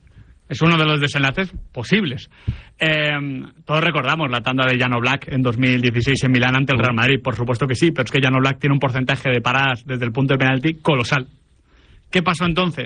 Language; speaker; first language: Spanish; native; Spanish